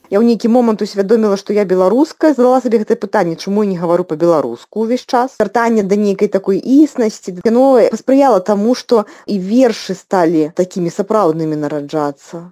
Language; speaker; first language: Belarusian; non-native, local second language; Russian